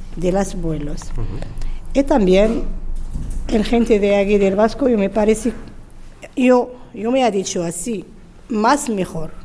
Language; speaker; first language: Spanish; non-native, learner; Arabic